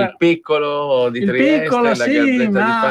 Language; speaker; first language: Italian; native; Italian